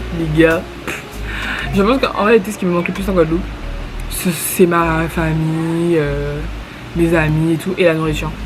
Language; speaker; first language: French; native; French